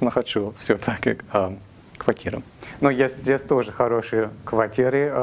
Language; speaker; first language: Russian; non-native, learner; German